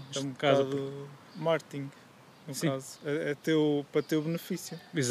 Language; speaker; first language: Portuguese; native; Portuguese